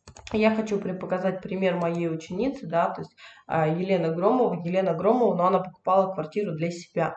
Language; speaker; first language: Russian; native; Russian